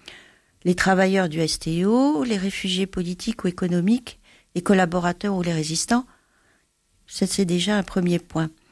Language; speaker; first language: French; native; French